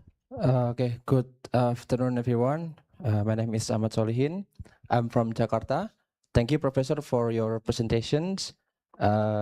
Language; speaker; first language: English; non-native, learner; Indonesian